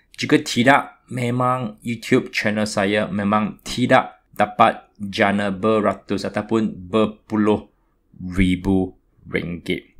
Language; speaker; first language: Malay; non-native, local second language; Chinese